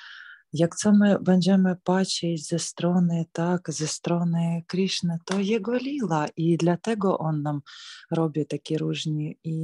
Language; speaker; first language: Polish; non-native, learner; Ukrainian